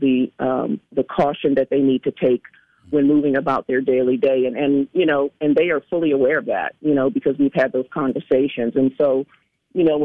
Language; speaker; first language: English; native; English